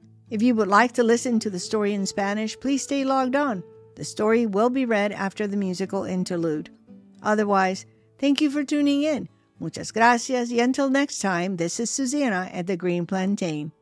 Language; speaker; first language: English; early bilingual, other home language; Spanish